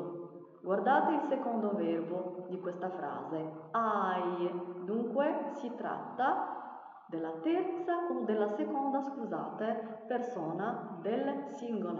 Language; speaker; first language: Italian; non-native, fluent; Arabic